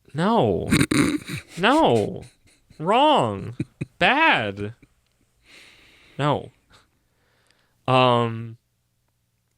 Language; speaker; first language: English; native; English